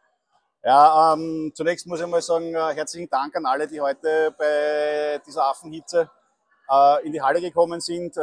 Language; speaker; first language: German; native; German